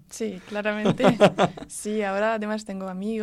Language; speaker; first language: Spanish; early bilingual, heritage; French